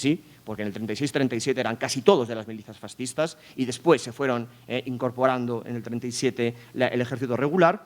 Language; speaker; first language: Spanish; native; Spanish